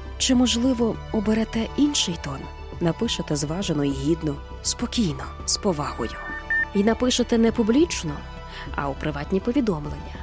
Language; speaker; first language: Ukrainian; native; Ukrainian